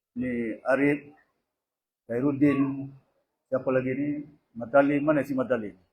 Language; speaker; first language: Malay; non-native, local second language; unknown